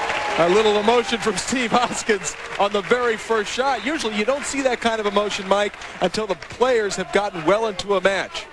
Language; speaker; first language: English; native; English